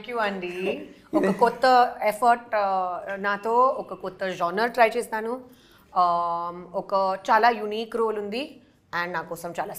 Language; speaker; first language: Telugu; non-native, learner; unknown